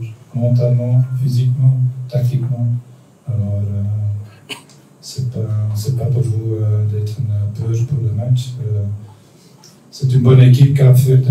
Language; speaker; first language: French; non-native, local second language; Dutch